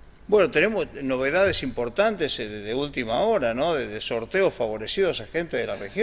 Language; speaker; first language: Spanish; native; Spanish